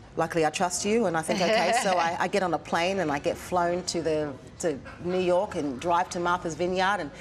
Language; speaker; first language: English; native; English